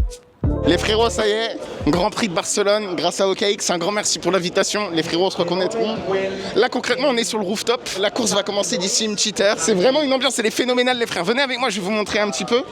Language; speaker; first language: French; native; French